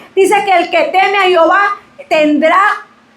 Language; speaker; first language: Spanish; native; Spanish